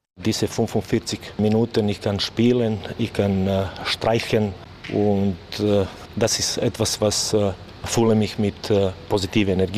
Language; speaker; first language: German; non-native, learner; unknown